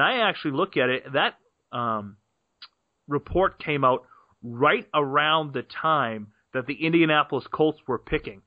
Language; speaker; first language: English; native; English